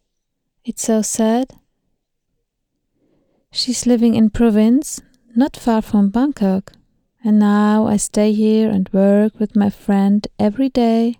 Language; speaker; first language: English; non-native, learner; Thai